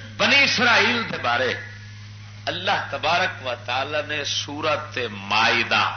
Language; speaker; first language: Urdu; native; Urdu